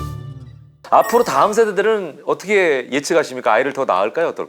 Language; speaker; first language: Korean; native; Korean